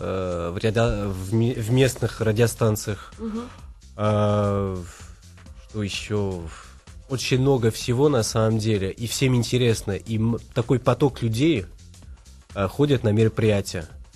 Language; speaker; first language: Russian; non-native, fluent; Portuguese